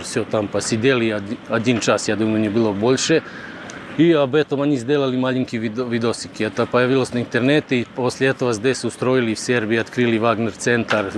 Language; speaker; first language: Russian; non-native, fluent; Serbian